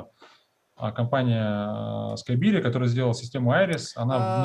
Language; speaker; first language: Russian; native; Russian